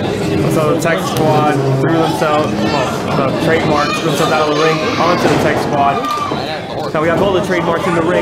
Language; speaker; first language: English; native; English